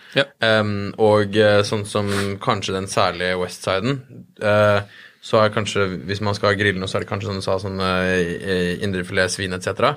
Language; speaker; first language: Norwegian; native; Norwegian